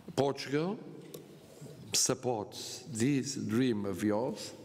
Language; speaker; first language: English; non-native, fluent; Portuguese